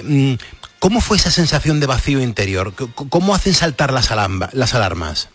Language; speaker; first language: Spanish; native; Spanish